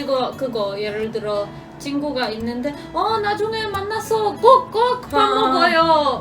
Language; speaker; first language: Korean; non-native, fluent; Polish